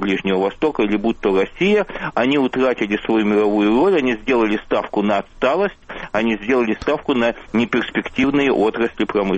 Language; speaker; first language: Russian; native; Russian